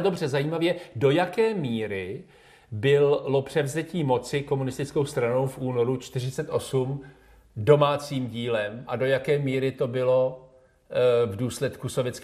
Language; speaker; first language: Czech; native; Czech